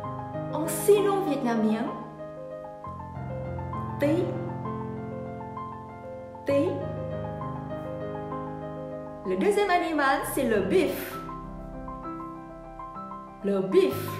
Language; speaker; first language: French; non-native, fluent; Vietnamese